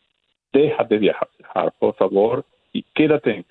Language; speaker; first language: Spanish; non-native, fluent; Italian